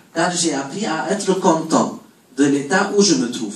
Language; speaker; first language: French; non-native, learner; Arabic